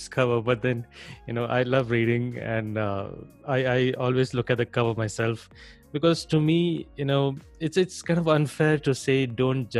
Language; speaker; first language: English; non-native, local second language; Hindi